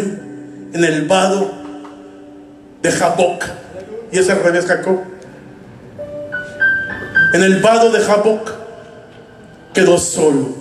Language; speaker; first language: Spanish; native; Spanish